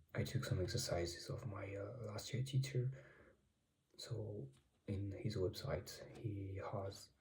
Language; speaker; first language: English; non-native, fluent; French